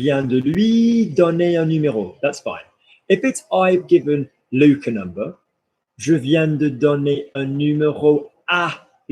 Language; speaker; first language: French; non-native, fluent; English